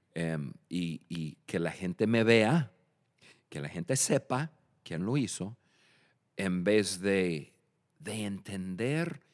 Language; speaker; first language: Spanish; non-native, fluent; English